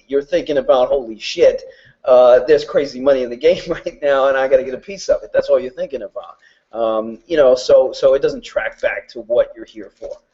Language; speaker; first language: English; native; English